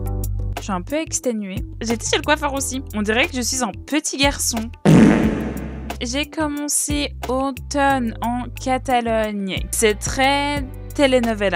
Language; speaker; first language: French; native; French